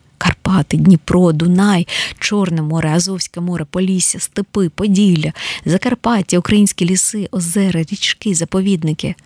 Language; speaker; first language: Ukrainian; native; Ukrainian